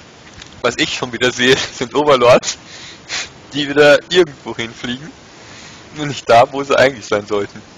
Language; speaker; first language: German; native; German